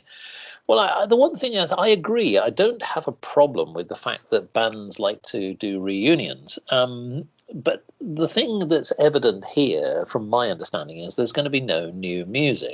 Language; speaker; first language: English; native; English